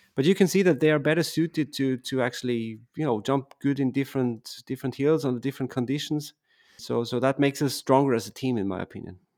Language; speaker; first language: English; non-native, fluent; German